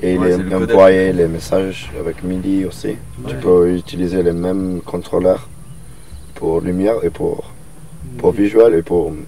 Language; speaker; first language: French; non-native, learner; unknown